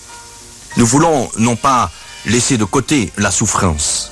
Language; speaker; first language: French; native; French